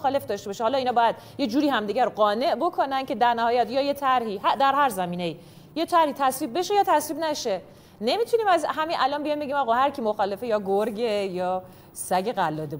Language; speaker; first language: Persian; native; Persian